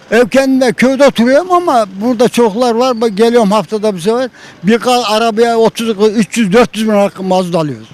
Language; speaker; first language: Turkish; native; Turkish